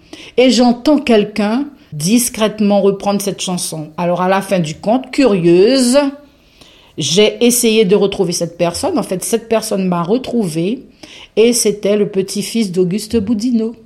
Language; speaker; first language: French; non-native, local second language; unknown